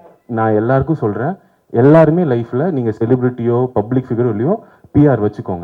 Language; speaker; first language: Tamil; native; Tamil